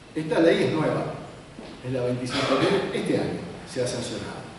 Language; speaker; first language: Spanish; native; Spanish